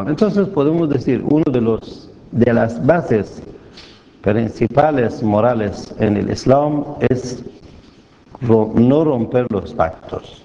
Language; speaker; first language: Spanish; non-native, fluent; Persian